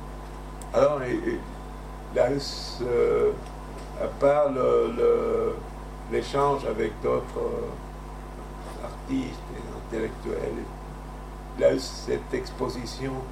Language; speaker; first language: French; non-native, fluent; Spanish